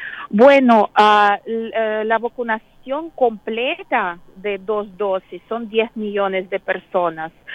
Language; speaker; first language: Spanish; non-native, fluent; Russian